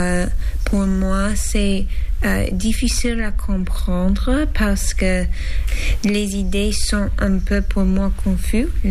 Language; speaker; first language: French; non-native, learner; English